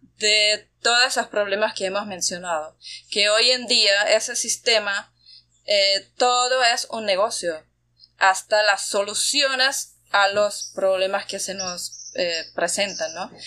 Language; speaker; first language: Spanish; non-native, fluent; German